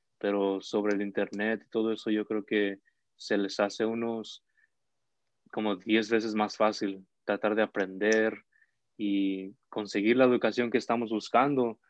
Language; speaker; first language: Spanish; early bilingual, heritage; Spanish